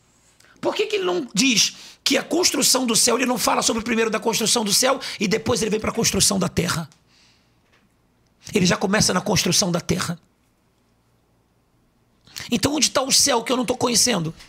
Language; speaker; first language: Portuguese; native; Portuguese